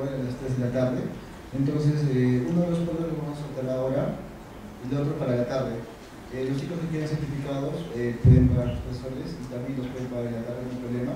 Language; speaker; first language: Spanish; native; Spanish